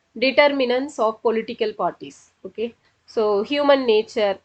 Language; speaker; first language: English; non-native, local second language; Tamil